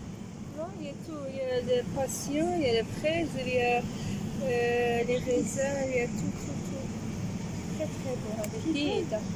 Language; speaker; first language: French; non-native, local second language; Arabic